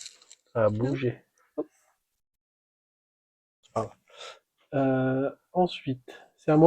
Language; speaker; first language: French; native; French